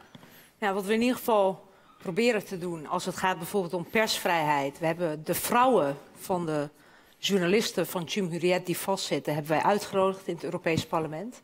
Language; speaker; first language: Dutch; early bilingual, other home language; Hungarian